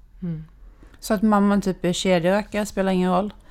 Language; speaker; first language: Swedish; native; Swedish